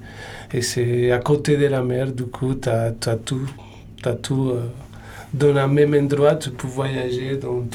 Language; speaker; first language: French; non-native, learner; Spanish